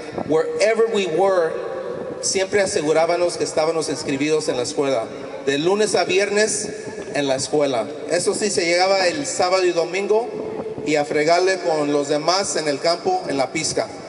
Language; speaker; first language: Spanish; early bilingual, heritage; Spanish